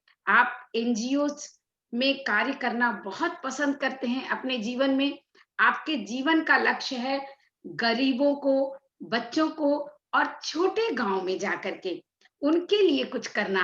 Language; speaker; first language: Hindi; native; Hindi